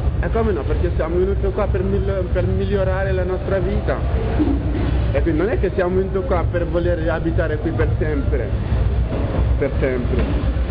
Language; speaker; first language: Italian; non-native, learner; Wolof